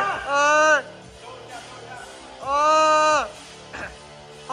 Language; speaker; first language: Chinese; native; Chinese